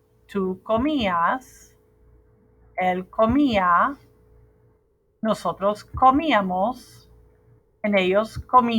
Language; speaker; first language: Spanish; non-native, fluent; English